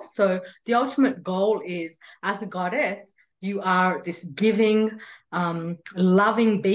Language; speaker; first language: English; non-native, local second language; Hindi